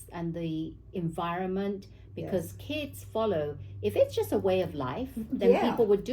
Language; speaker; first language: English; native; English